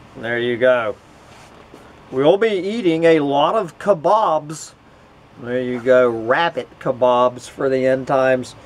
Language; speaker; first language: English; native; English